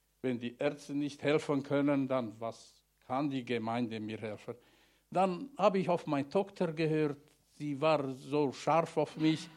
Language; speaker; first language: German; non-native, learner; Romanian